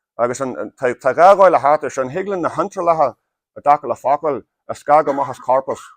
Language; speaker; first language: Irish; native; Irish